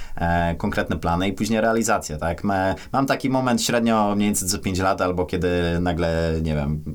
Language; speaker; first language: Polish; native; Polish